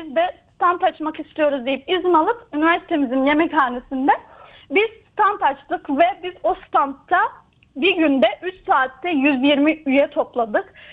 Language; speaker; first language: Turkish; native; Turkish